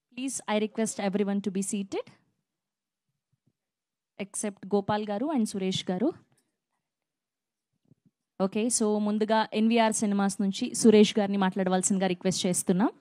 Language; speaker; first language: Telugu; native; Telugu